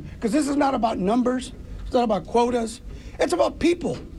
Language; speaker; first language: English; early bilingual, other home language; Spanish